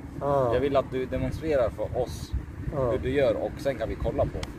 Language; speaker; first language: Swedish; early bilingual, other home language; Persian